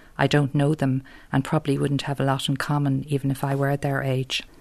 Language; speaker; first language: English; native; English